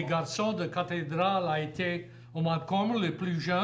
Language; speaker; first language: French; native; French